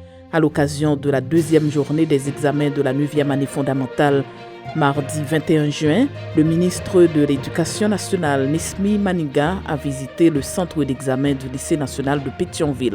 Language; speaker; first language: French; non-native, local second language; Haitian Creole